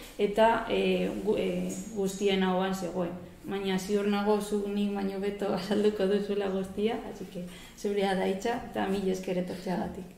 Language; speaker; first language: Basque; non-native, local second language; Spanish